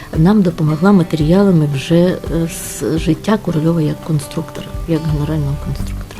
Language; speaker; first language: Ukrainian; native; Ukrainian